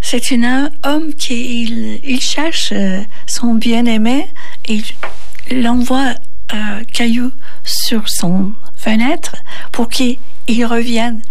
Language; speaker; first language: French; non-native, learner; Turkish